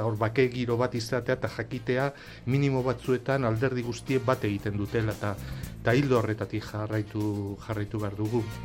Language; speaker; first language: Basque; non-native, local second language; Spanish